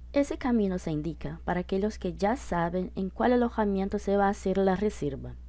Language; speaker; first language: Spanish; non-native, fluent; Portuguese